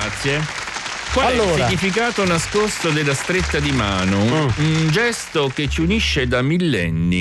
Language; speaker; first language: Italian; native; Italian